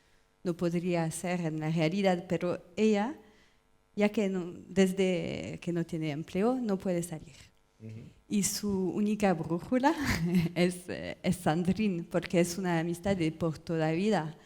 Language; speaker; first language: Spanish; non-native, learner; French